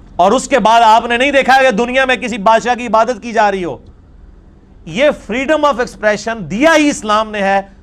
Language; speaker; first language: Urdu; non-native, local second language; Punjabi